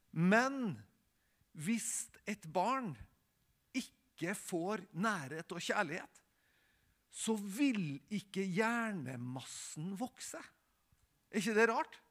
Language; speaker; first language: Norwegian; native; Norwegian